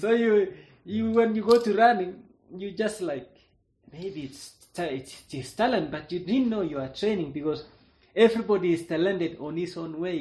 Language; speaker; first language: English; non-native, local second language; Kalenjin